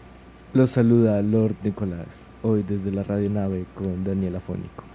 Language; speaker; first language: Spanish; native; Spanish